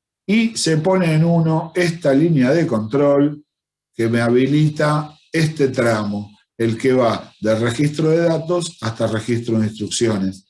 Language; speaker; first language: Spanish; native; Spanish